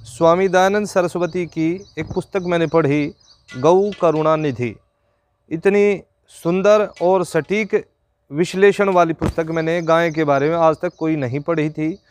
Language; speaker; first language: Hindi; native; Hindi